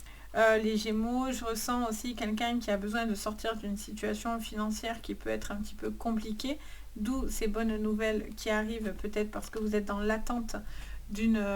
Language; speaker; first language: French; native; French